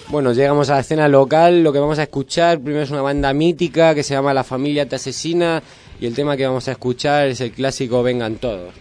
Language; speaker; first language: Spanish; native; Spanish